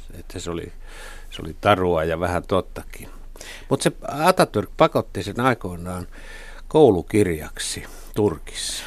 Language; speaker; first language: Finnish; native; Finnish